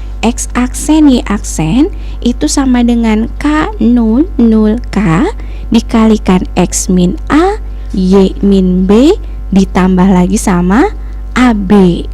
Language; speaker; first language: Indonesian; native; Indonesian